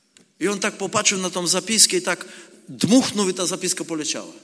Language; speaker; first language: Polish; non-native, learner; Ukrainian